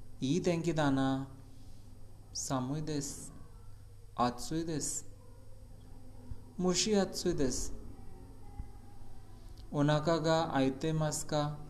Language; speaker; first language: Japanese; non-native, learner; Hindi